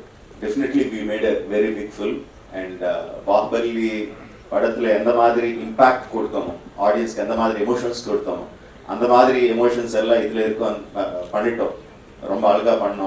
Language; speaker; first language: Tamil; non-native, fluent; Telugu